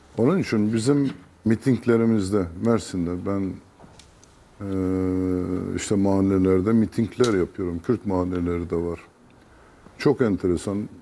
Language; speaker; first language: Turkish; non-native, local second language; Kurdish